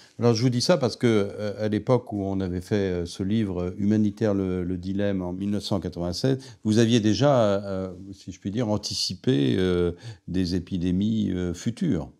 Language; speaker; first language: French; native; French